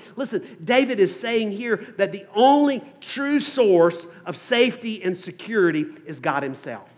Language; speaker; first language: English; native; English